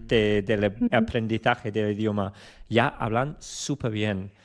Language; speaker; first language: Spanish; non-native, fluent; English